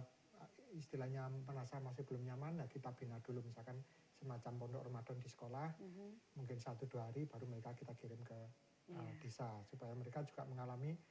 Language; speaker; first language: Indonesian; native; Indonesian